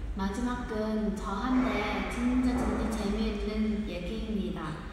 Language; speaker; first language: Korean; non-native, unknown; Vietnamese